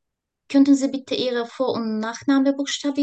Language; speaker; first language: German; non-native, learner; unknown